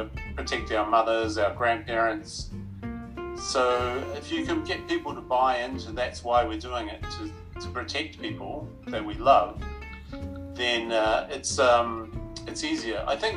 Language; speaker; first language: English; native; English